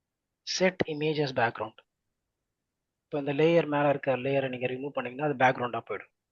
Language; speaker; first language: Tamil; native; Tamil